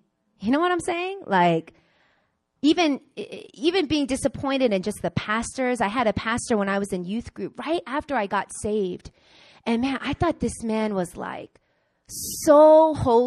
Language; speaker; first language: English; native; English